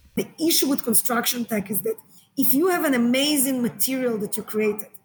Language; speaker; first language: English; non-native, fluent; Hebrew